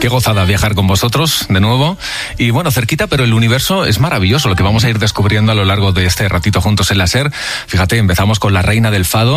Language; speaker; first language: Spanish; native; Spanish